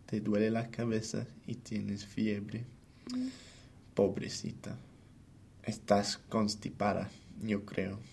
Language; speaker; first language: Spanish; non-native, fluent; English